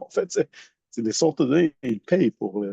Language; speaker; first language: French; non-native, fluent; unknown